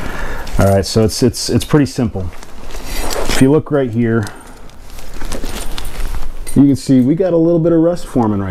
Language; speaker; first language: English; native; English